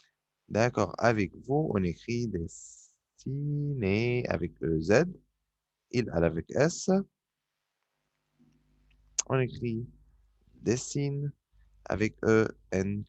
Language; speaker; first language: French; non-native, fluent; Arabic